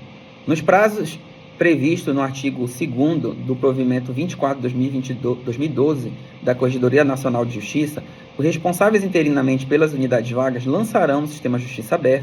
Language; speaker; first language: Portuguese; native; Portuguese